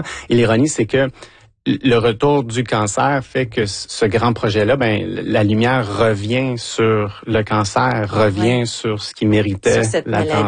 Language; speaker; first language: French; native; French